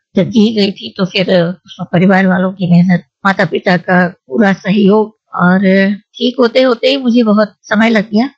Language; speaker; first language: Hindi; native; Hindi